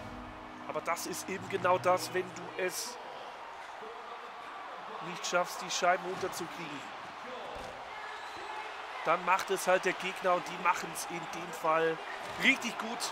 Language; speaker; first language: German; native; German